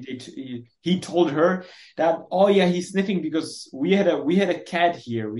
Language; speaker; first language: English; non-native, fluent; Czech